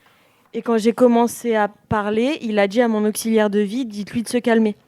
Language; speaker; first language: French; native; French